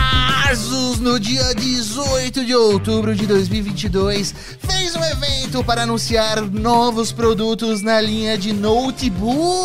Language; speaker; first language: Portuguese; native; Portuguese